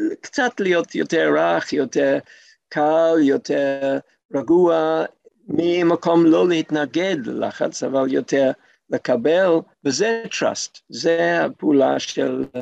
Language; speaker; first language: Hebrew; non-native, fluent; English